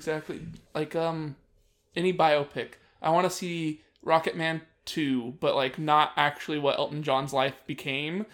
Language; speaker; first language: English; native; English